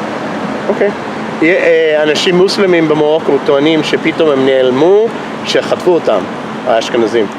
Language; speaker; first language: Hebrew; non-native, fluent; English